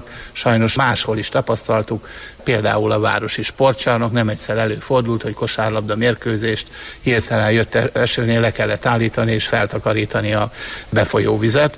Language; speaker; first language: Hungarian; native; Hungarian